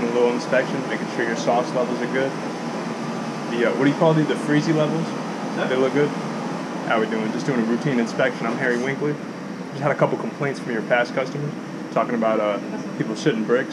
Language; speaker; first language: English; native; English